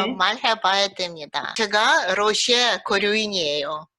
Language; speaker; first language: Korean; early bilingual, heritage; Russian